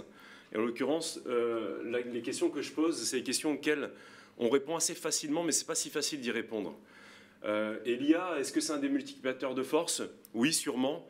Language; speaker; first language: French; native; French